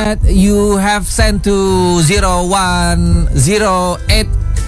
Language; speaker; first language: English; non-native, learner; Indonesian